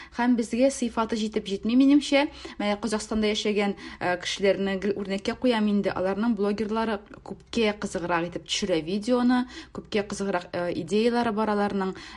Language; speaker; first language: Tatar; native; Tatar